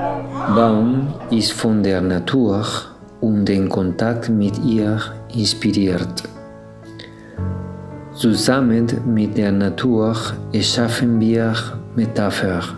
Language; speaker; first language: German; non-native, learner; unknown